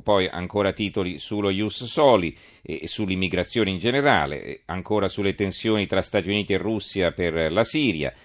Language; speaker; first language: Italian; native; Italian